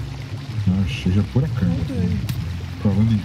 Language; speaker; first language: Portuguese; native; Portuguese